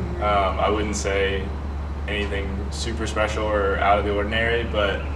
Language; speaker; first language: English; native; English